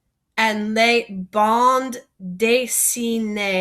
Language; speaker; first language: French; non-native, fluent; English